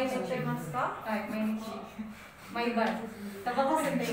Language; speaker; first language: Japanese; non-native, learner; Filipino